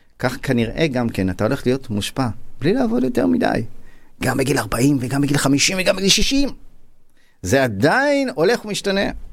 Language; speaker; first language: Hebrew; native; Hebrew